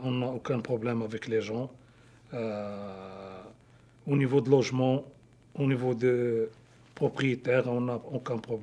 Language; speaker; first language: French; non-native, local second language; Arabic